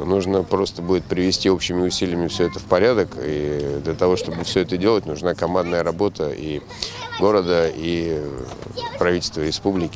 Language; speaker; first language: Russian; native; Russian